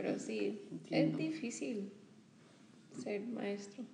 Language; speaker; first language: Spanish; non-native, fluent; English